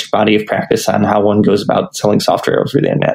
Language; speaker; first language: English; native; English